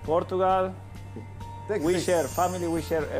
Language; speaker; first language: English; non-native, learner; Spanish